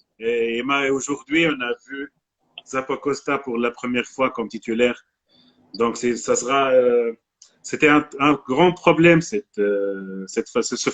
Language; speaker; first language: French; non-native, local second language; Arabic